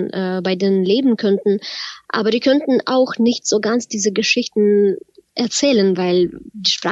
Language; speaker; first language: German; non-native, fluent; Ukrainian